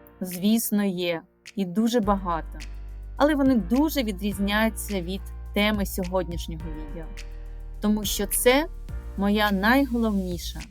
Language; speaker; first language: Ukrainian; non-native, local second language; Russian